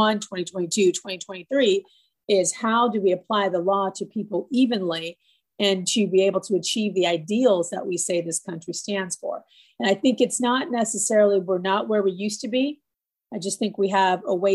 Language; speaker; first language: English; native; English